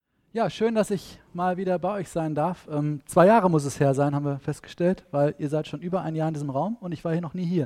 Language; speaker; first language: German; native; German